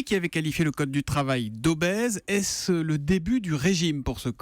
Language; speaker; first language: French; native; French